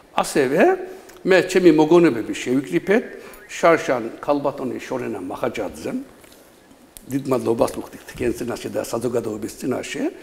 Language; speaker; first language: Georgian; non-native, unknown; Turkish